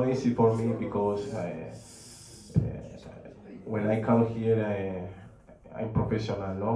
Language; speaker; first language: English; non-native, learner; Spanish